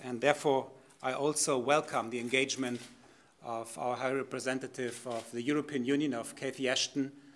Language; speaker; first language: English; non-native, fluent; German